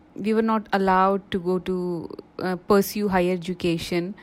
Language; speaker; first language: English; non-native, local second language; Telugu